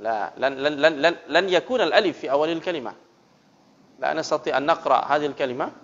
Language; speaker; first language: Arabic; non-native, fluent; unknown